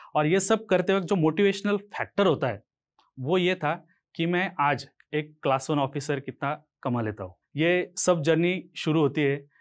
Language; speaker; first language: Hindi; non-native, local second language; Marathi